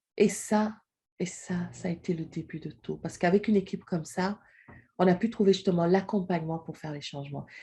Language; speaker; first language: French; non-native, local second language; Wolof